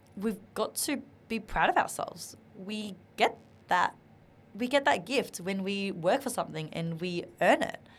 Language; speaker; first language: English; non-native, local second language; Vietnamese